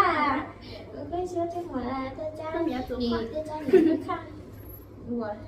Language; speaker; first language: Chinese; non-native, learner; Hmong